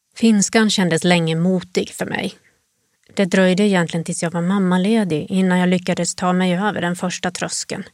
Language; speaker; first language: Swedish; native; Swedish